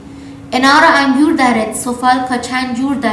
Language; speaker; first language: Persian; native; Persian